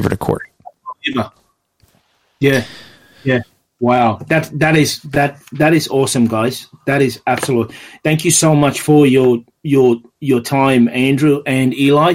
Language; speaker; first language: English; native; English